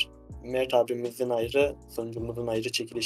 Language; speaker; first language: Turkish; native; Turkish